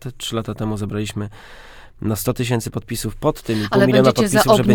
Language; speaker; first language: Polish; native; Polish